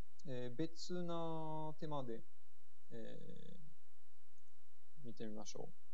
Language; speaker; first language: Japanese; non-native, fluent; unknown